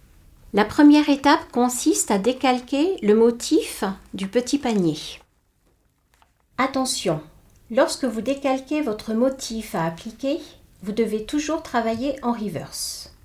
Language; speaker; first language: French; native; French